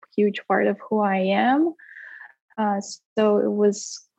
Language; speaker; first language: English; non-native, fluent; Russian